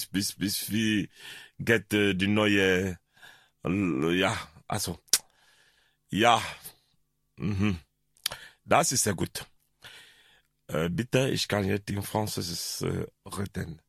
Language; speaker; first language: German; non-native, learner; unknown